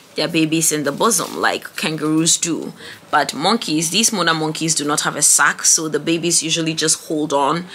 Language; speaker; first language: English; non-native, local second language; Ewe